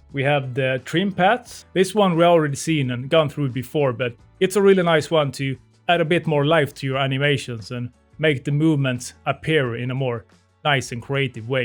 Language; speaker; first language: English; non-native, fluent; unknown